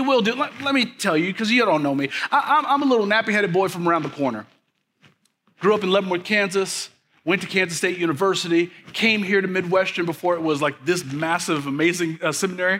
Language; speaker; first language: English; native; English